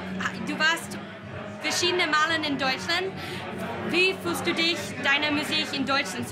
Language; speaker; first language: German; non-native, learner; English